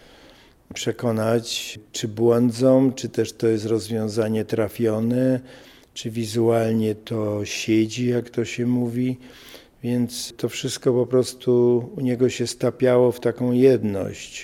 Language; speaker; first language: Polish; native; Polish